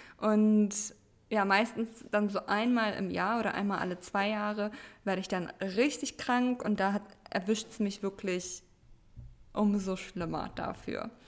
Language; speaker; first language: German; early bilingual, other home language; Russian